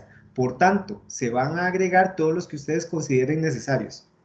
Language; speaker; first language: Spanish; native; Spanish